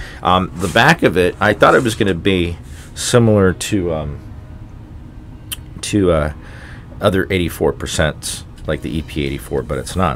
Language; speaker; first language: English; native; English